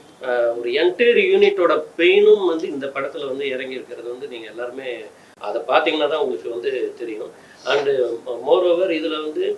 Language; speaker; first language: Tamil; native; Tamil